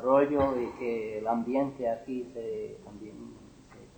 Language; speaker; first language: Spanish; non-native, fluent; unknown